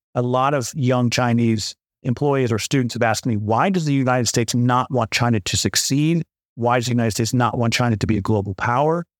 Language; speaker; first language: English; native; English